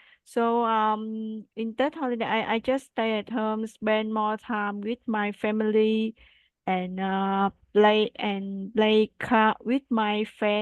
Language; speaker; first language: English; non-native, learner; Vietnamese